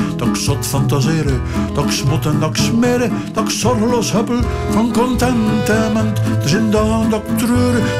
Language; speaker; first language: Dutch; native; Dutch